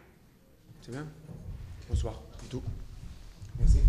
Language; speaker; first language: French; non-native, learner; Portuguese